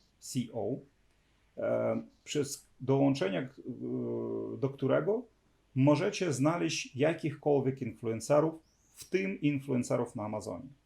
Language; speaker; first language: Polish; non-native, fluent; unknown